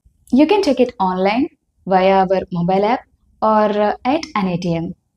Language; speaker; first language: English; non-native, local second language; Telugu